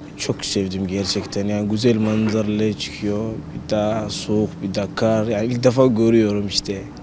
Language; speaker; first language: Turkish; non-native, learner; Somali